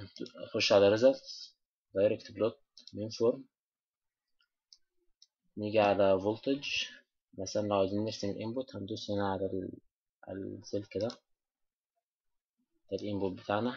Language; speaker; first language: Arabic; native; Arabic